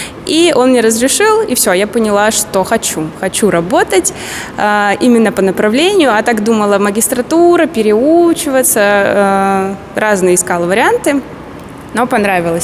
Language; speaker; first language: Russian; native; Russian